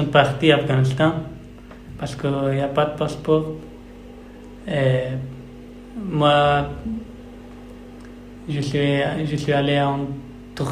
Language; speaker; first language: French; non-native, learner; Persian